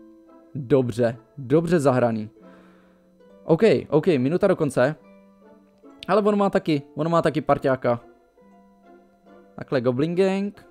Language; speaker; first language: Czech; native; Czech